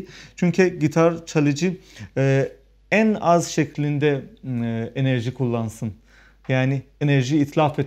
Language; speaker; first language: Turkish; non-native, fluent; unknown